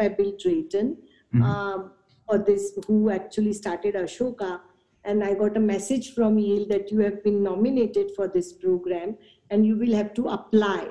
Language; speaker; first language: English; non-native, local second language; Gujarati